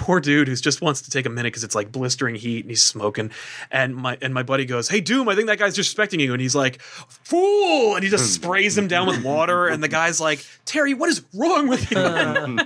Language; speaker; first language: English; native; English